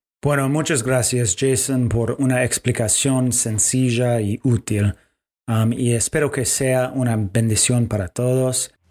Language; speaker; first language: Spanish; non-native, fluent; English